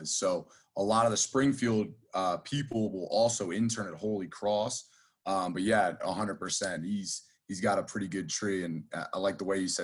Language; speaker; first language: English; native; English